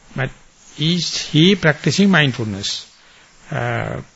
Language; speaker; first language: English; non-native, local second language; Sinhala